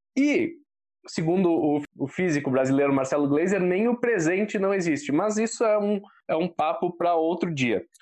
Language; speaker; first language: Portuguese; native; Portuguese